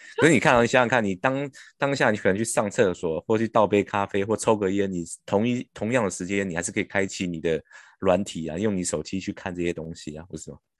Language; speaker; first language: Chinese; native; Chinese